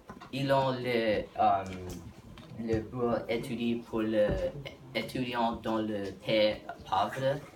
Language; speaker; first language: French; non-native, learner; English